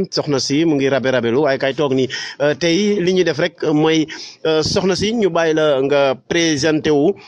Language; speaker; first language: Wolof; non-native, local second language; Serer